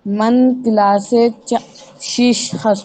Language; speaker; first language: Persian; non-native, learner; Urdu